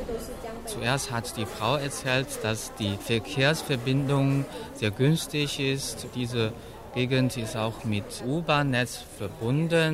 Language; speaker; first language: German; non-native, fluent; Chinese